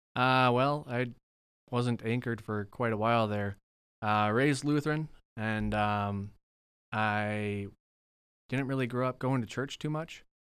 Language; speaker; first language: English; native; English